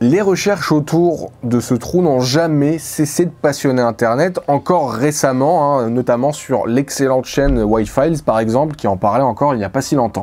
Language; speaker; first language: French; native; French